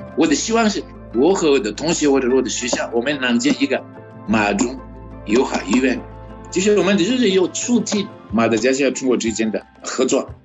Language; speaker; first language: Chinese; non-native, fluent; Malagasy